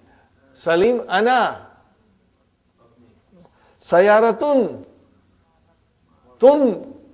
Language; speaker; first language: Arabic; non-native, fluent; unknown